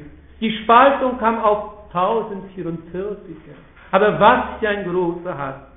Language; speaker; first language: German; non-native, fluent; Polish